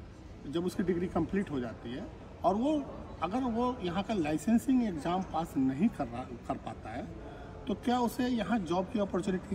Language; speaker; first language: Hindi; native; Hindi